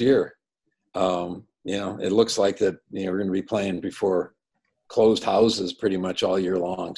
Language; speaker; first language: English; native; English